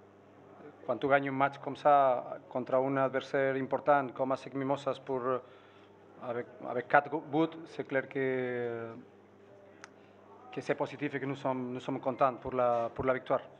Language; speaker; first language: French; non-native, fluent; Spanish